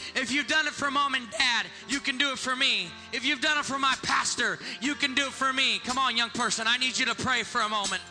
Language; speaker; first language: English; native; English